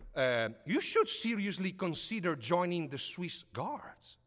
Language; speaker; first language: English; non-native, fluent; Italian